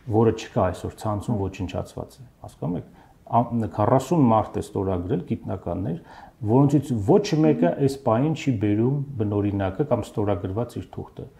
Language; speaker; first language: Armenian; native; Armenian